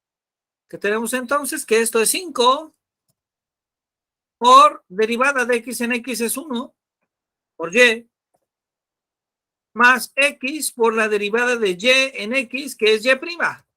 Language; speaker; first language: Spanish; native; Spanish